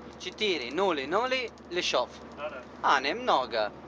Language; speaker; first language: Russian; non-native, learner; Italian